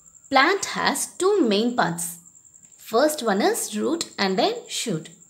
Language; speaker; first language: English; non-native, local second language; Tamil